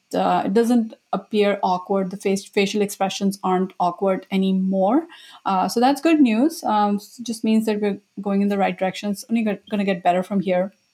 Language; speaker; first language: English; non-native, local second language; Hindi